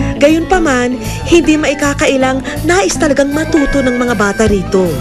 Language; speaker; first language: Filipino; native; Filipino